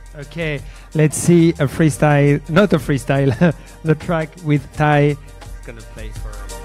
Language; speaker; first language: English; non-native, learner; French